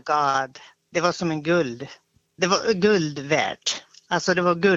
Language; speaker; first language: Swedish; native; Swedish